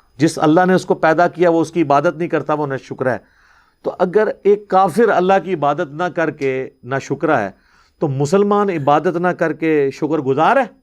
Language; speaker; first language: Urdu; non-native, local second language; Punjabi